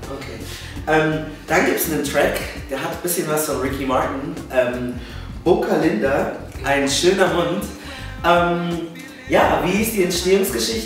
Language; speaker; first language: German; native; German